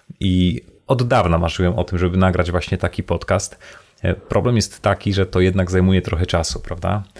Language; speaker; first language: Polish; native; Polish